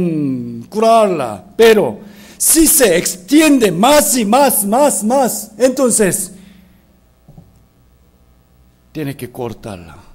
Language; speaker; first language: Spanish; non-native, fluent; Korean